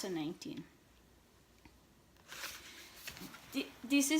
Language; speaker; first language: English; non-native, fluent; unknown